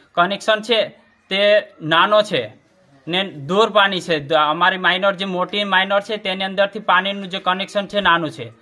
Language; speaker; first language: Gujarati; non-native, local second language; Bhili